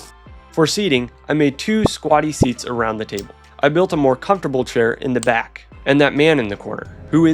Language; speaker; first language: English; native; English